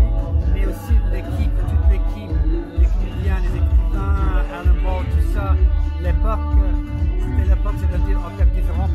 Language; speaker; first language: French; non-native, learner; English